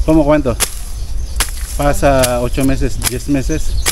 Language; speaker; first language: Spanish; non-native, learner; Filipino